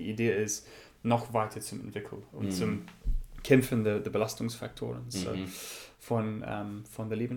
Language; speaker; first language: German; non-native, learner; English